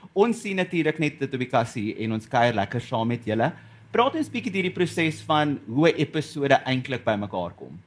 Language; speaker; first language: Afrikaans; native; Afrikaans